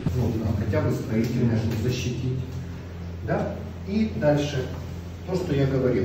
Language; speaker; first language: Russian; native; Russian